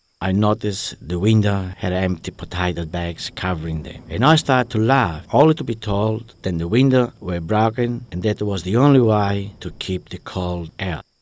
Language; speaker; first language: English; non-native, fluent; Italian